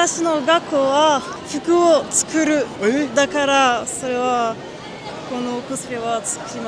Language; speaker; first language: Japanese; non-native, learner; French